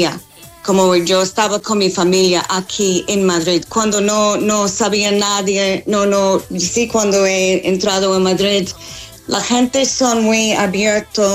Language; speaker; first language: Spanish; non-native, fluent; English